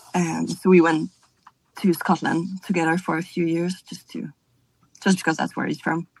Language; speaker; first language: English; non-native, fluent; French